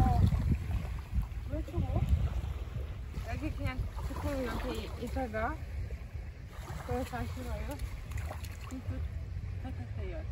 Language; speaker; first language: Korean; non-native, learner; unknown